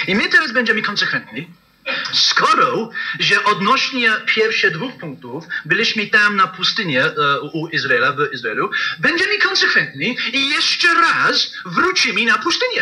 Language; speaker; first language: Polish; non-native, learner; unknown